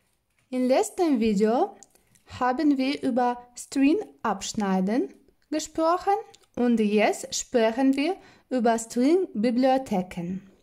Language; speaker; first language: German; non-native, fluent; Russian